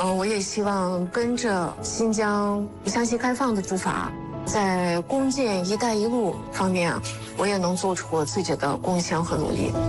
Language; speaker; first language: Chinese; non-native, fluent; Kyrgyz